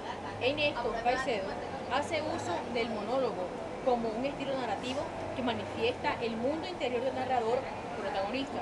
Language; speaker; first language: Spanish; native; Spanish